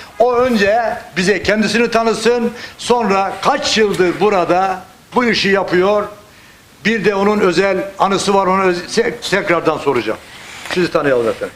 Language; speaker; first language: Turkish; native; Turkish